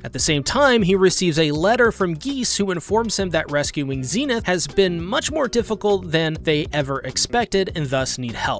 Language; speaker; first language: English; native; English